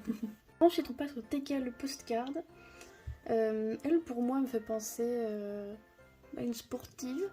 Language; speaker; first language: French; native; French